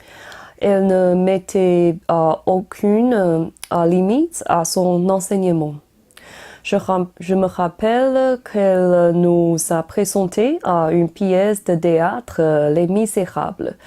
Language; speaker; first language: French; non-native, learner; Chinese